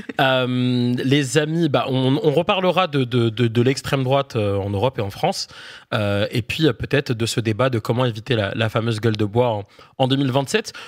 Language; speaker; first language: French; native; French